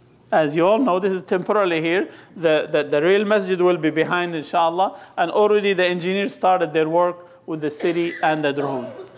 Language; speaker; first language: English; non-native, fluent; Arabic